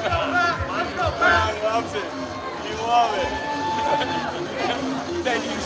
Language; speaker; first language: English; native; English